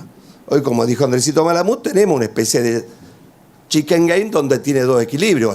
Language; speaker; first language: Spanish; native; Spanish